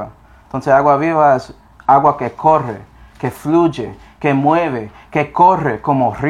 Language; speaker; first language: Spanish; non-native, fluent; English